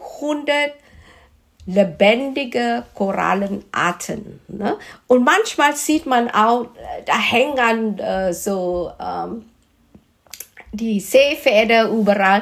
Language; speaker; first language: German; non-native, fluent; Malay